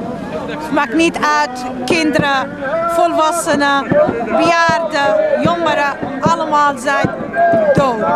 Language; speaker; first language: Dutch; non-native, fluent; Arabic